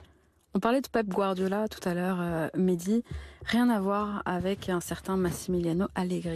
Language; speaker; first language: French; native; French